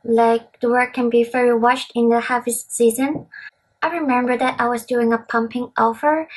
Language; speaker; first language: English; non-native, local second language; Cantonese